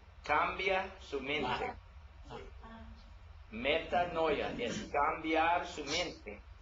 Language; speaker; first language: Spanish; non-native, learner; English